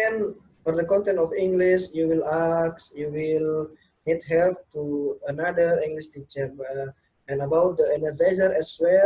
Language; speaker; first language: English; non-native, learner; Indonesian